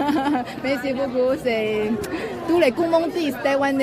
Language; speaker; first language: French; non-native, fluent; Chinese